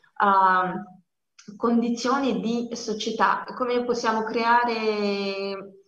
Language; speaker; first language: Italian; non-native, learner; Russian